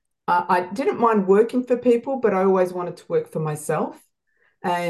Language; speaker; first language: English; native; English